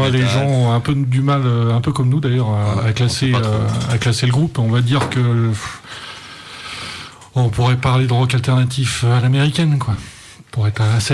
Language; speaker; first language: French; native; French